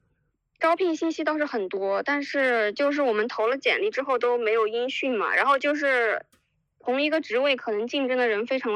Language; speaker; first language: Chinese; native; Chinese